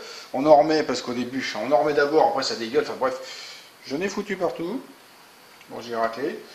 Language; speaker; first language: French; native; French